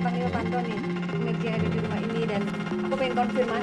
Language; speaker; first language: Indonesian; native; Indonesian